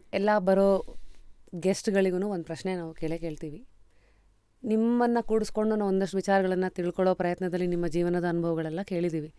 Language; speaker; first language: Kannada; native; Kannada